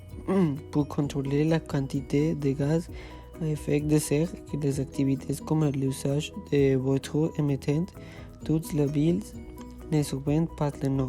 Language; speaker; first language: French; non-native, learner; Spanish